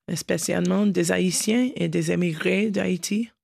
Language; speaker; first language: French; non-native, learner; English